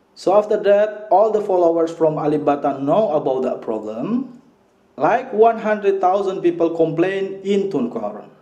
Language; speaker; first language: English; non-native, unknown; Indonesian